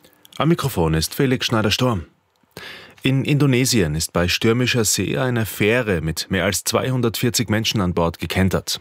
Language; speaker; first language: German; native; German